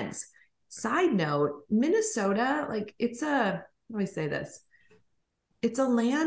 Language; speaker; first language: English; native; English